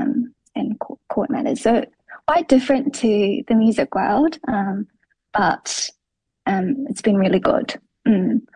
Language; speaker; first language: English; native; English